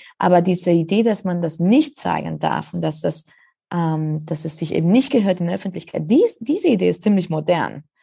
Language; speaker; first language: German; non-native, fluent; Spanish